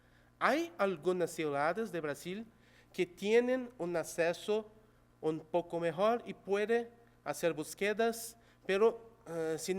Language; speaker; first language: Spanish; non-native, local second language; Portuguese